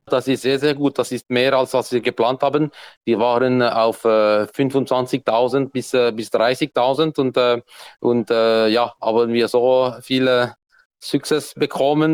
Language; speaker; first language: German; non-native, local second language; French